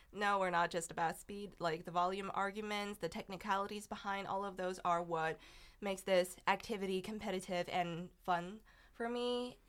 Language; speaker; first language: English; non-native, fluent; Chinese